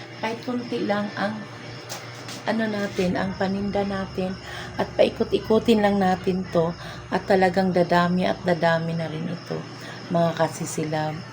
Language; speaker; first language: Filipino; non-native, local second language; Cebuano